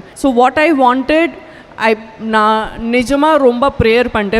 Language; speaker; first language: Tamil; non-native, local second language; Gujarati